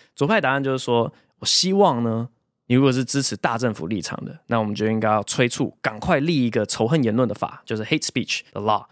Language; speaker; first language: Chinese; native; Chinese